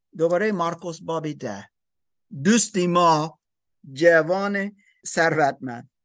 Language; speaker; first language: Persian; non-native, learner; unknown